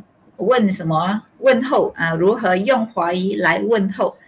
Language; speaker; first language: Chinese; non-native, local second language; Malay